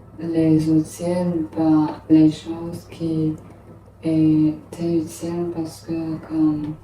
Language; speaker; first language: French; non-native, learner; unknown